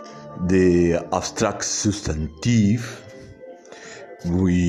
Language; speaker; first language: French; non-native, learner; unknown